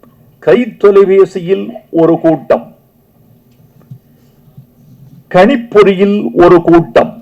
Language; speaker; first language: Tamil; native; Tamil